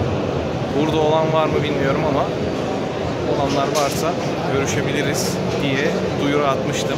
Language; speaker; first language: Turkish; native; Turkish